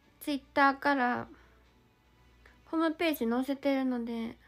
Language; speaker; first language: Japanese; native; Japanese